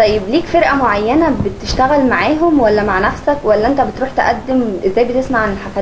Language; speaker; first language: Arabic; native; Arabic